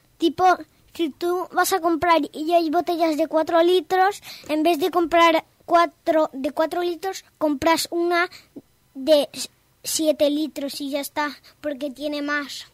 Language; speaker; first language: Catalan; non-native, local second language; Spanish